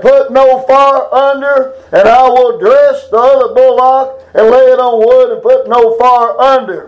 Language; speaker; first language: English; native; English